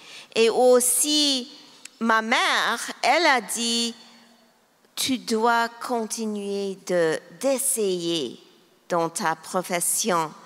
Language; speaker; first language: French; non-native, local second language; English